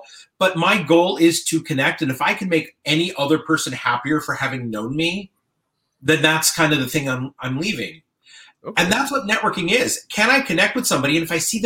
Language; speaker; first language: English; native; English